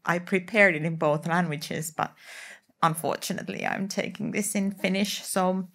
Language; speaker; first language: English; non-native, fluent; Finnish